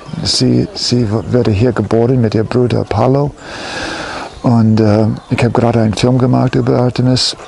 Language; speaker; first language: German; non-native, fluent; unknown